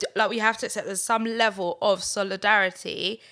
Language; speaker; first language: English; native; English